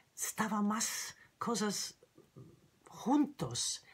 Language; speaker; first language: Spanish; non-native, learner; English